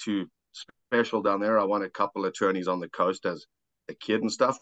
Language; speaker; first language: English; native; English